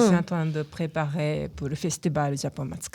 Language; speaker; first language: French; non-native, fluent; Japanese